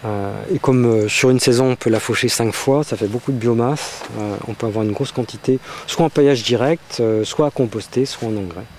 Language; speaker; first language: French; native; French